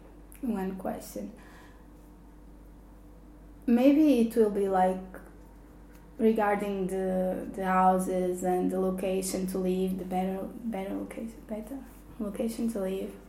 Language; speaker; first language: English; non-native, fluent; Portuguese